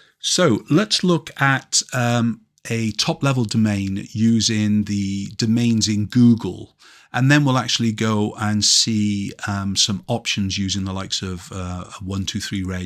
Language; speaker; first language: English; native; English